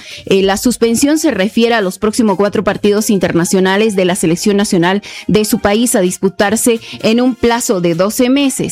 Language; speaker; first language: Spanish; native; Spanish